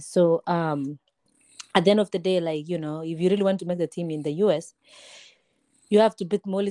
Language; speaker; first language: English; non-native, local second language; Kalenjin